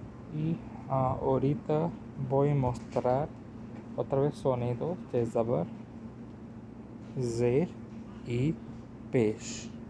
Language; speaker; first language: Spanish; non-native, learner; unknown